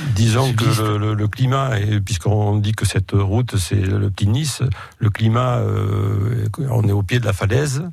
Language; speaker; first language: French; native; French